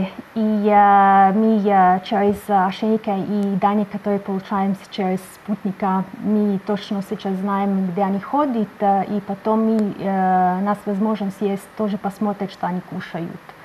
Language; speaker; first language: Russian; non-native, learner; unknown